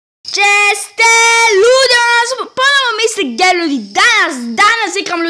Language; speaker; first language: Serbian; early bilingual, heritage; Serbian